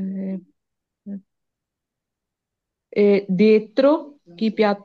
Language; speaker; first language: Italian; non-native, learner; Punjabi